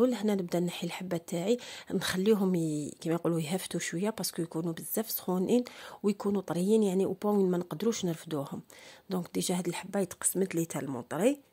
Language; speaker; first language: Arabic; native; Arabic